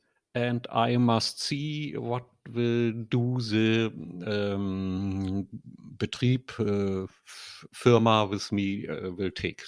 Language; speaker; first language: English; non-native, learner; German